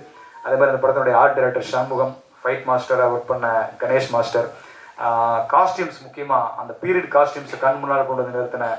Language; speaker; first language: Tamil; native; Tamil